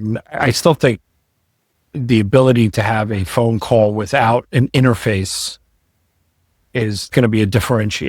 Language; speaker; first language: English; native; English